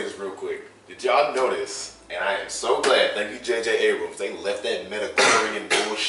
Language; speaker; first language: English; native; English